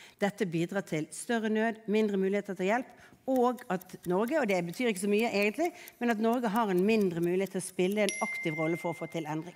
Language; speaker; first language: Norwegian; native; Norwegian